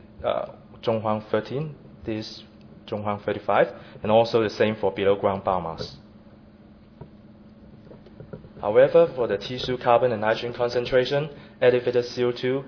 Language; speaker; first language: English; non-native, fluent; Chinese